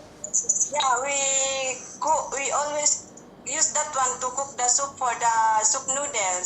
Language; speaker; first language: English; non-native, learner; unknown